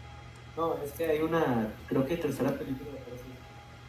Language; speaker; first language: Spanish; non-native, local second language; English